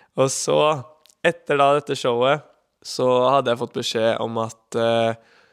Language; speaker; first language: Norwegian; native; Norwegian